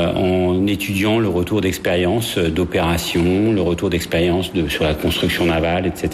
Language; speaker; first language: French; native; French